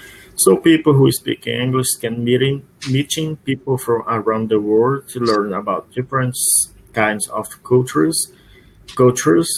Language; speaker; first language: English; non-native, learner; Portuguese